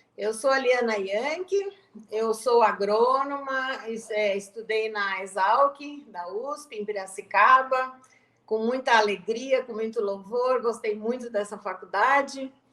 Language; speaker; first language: Portuguese; native; Portuguese